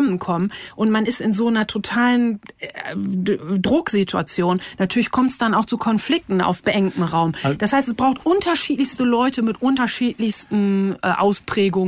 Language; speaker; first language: German; native; German